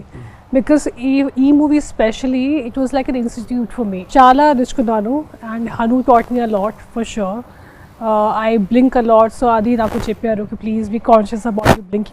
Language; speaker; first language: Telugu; non-native, fluent; Hindi